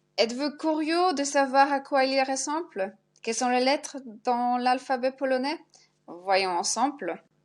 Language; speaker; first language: French; non-native, fluent; Polish